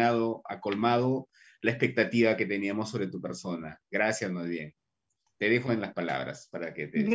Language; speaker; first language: Spanish; native; Spanish